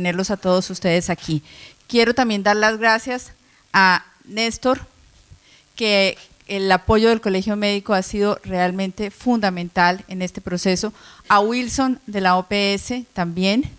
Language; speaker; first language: Spanish; native; Spanish